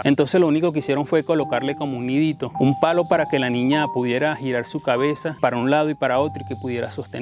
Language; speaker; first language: Spanish; native; Spanish